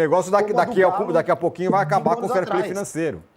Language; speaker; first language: Portuguese; native; Portuguese